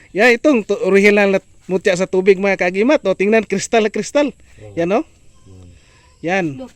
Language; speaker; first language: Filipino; non-native, local second language; Cebuano